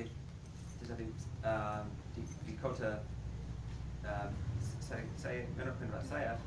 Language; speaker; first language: Indonesian; non-native, fluent; English